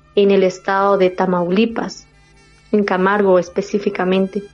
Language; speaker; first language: Spanish; non-native, local second language; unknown